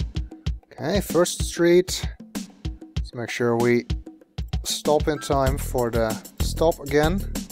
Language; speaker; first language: English; native; English